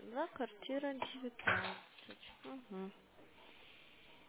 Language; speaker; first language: Russian; native; Russian